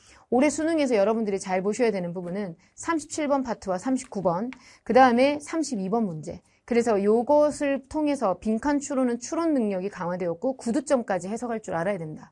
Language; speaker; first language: Korean; native; Korean